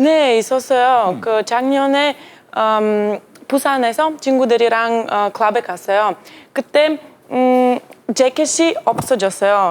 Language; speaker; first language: Korean; non-native, learner; Bulgarian